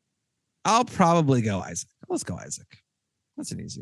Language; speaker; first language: English; native; English